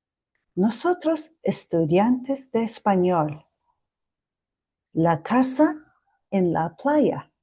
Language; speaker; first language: Spanish; non-native, fluent; Mongolian